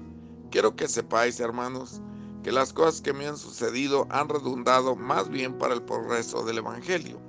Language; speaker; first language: Spanish; native; Spanish